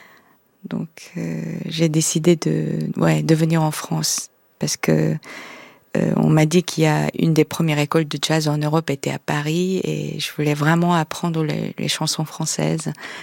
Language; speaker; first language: French; non-native, fluent; Korean